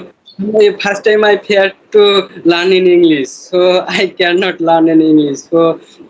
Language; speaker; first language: English; non-native, learner; Bangla